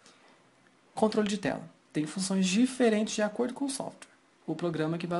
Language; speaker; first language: Portuguese; native; Portuguese